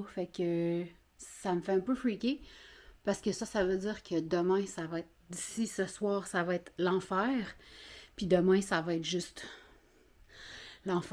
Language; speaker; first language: French; native; French